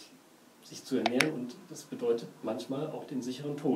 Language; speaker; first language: German; native; German